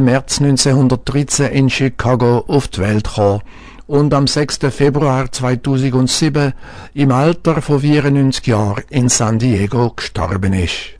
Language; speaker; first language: German; native; German